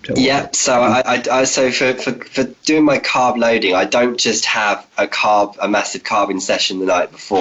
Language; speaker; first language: English; native; English